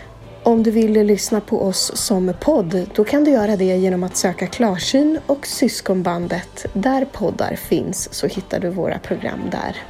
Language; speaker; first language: Swedish; native; Swedish